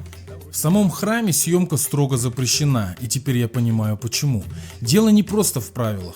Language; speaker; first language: Russian; native; Russian